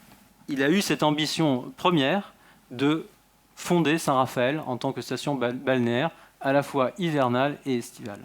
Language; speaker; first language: French; native; French